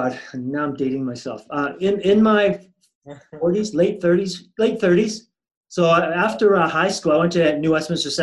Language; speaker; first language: English; native; English